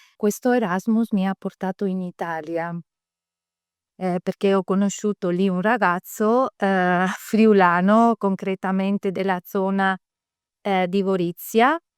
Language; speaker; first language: Italian; non-native, fluent; Spanish